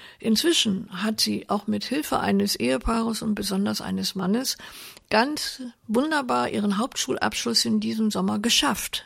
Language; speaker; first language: German; native; German